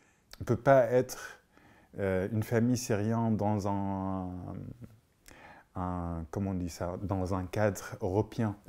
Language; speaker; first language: French; non-native, fluent; Arabic